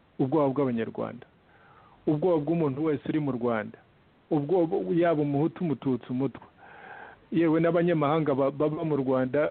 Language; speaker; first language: Kinyarwanda; early bilingual, heritage; Kinyarwanda